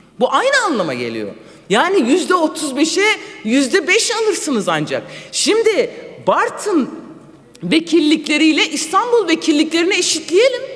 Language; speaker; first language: Turkish; non-native, local second language; Kurdish